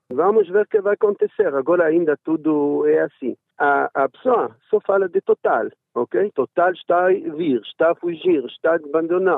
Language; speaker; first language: Portuguese; non-native, learner; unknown